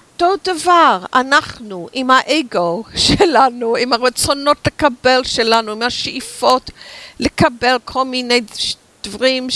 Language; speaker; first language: Hebrew; non-native, fluent; English